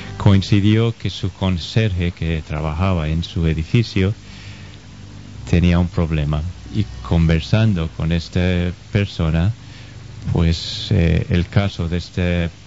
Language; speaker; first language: Spanish; non-native, fluent; English